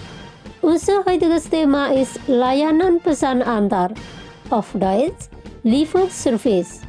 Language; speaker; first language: German; non-native, fluent; Indonesian